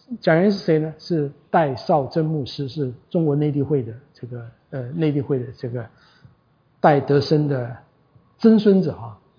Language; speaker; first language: Chinese; native; Chinese